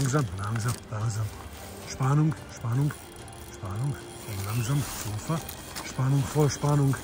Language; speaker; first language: German; non-native, learner; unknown